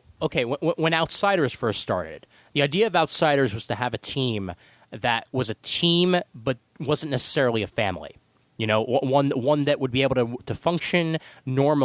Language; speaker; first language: English; native; English